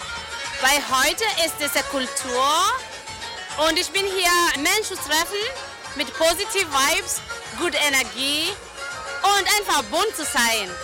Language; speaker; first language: German; non-native, learner; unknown